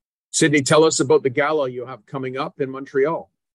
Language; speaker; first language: English; native; English